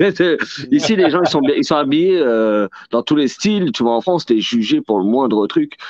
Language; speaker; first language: French; native; French